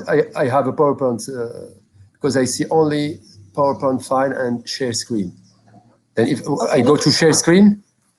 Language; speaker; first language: English; non-native, local second language; French